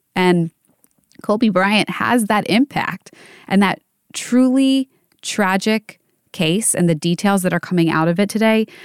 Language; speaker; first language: English; native; English